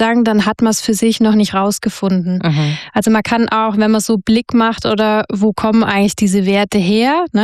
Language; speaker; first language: German; native; German